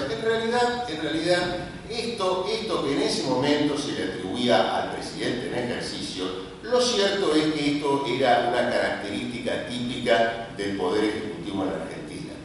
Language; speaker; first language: Spanish; native; Spanish